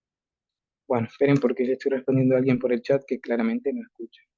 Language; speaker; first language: Spanish; native; Spanish